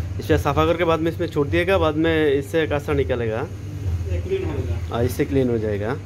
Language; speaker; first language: Hindi; non-native, fluent; Bangla